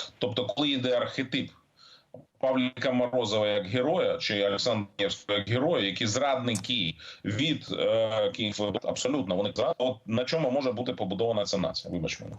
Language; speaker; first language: Ukrainian; native; Ukrainian